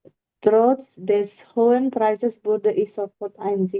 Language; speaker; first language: German; non-native, learner; Indonesian